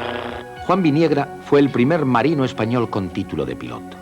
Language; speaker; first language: Spanish; native; Spanish